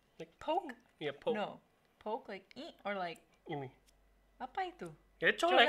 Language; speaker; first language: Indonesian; non-native, learner; English